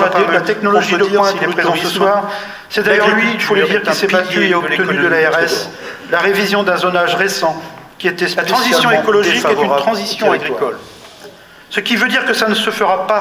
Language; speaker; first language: French; native; French